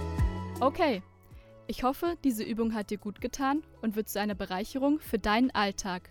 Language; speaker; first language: German; native; German